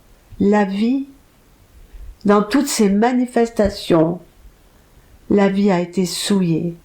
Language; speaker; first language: French; native; French